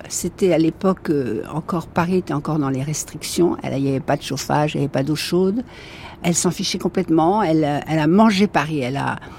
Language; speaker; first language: French; native; French